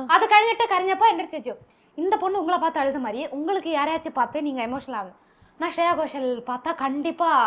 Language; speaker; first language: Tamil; non-native, local second language; Malayalam